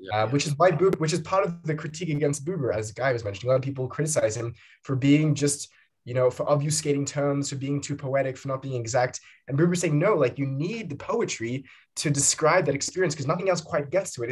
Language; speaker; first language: English; native; English